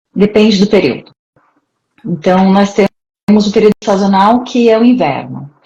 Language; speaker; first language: Portuguese; native; Portuguese